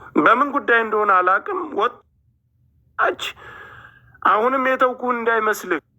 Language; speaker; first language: Amharic; native; Amharic